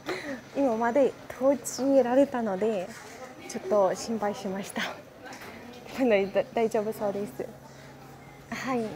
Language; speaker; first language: Japanese; non-native, fluent; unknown